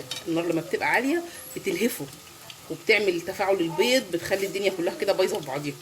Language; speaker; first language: Arabic; native; Arabic